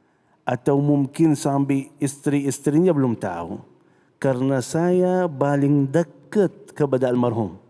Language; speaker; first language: Indonesian; non-native, fluent; Arabic